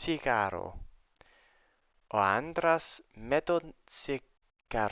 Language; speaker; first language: Greek; non-native, learner; English